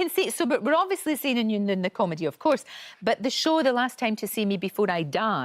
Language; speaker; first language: English; native; English